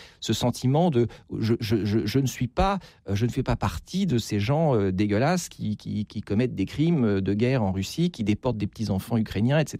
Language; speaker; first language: French; native; French